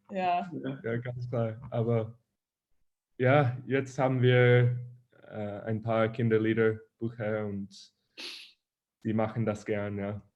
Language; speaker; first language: German; non-native, learner; English